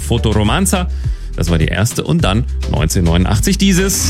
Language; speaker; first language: German; native; German